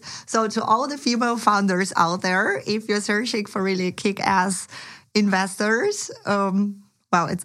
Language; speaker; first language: English; non-native, fluent; Ukrainian